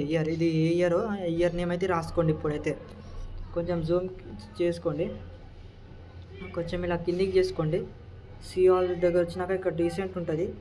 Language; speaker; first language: Telugu; native; Telugu